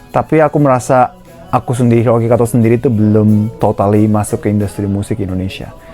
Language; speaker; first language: Indonesian; non-native, fluent; Japanese